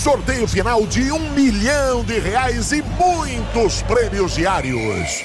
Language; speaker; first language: Portuguese; native; Portuguese